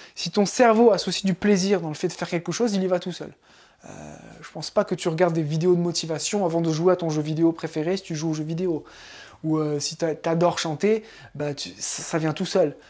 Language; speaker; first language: French; native; French